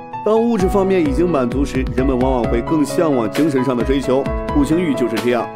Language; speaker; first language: Chinese; native; Chinese